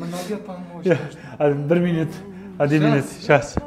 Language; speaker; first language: Russian; non-native, learner; Uzbek